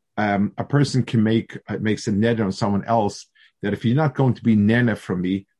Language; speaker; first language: English; native; English